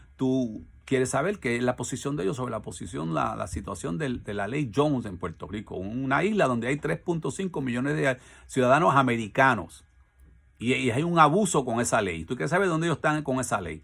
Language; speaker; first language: Spanish; early bilingual, other home language; English